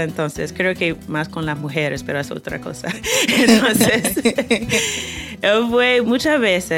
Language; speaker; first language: Spanish; non-native, fluent; English